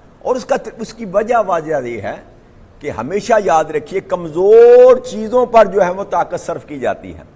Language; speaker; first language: Urdu; non-native, local second language; Punjabi